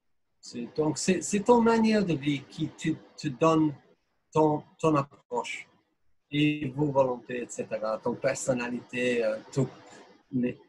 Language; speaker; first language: French; non-native, fluent; English